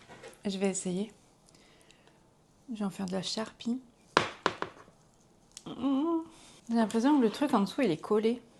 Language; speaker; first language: French; native; French